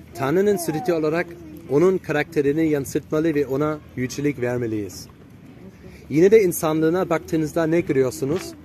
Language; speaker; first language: Turkish; non-native, fluent; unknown